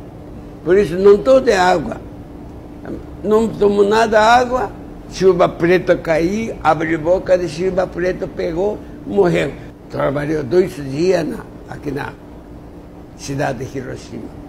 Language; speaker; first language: Portuguese; non-native, learner; Japanese